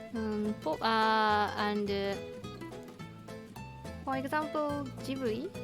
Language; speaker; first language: English; non-native, learner; Japanese